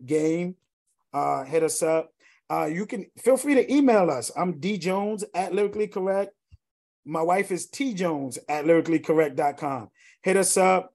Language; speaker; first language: English; native; English